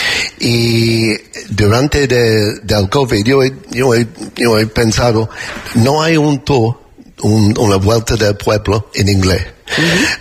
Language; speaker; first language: Spanish; non-native, learner; English